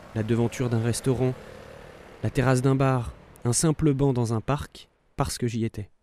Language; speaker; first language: French; native; French